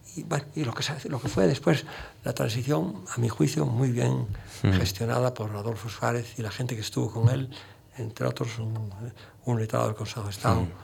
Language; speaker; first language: Spanish; native; Spanish